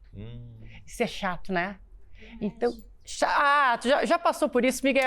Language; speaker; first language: Portuguese; native; Portuguese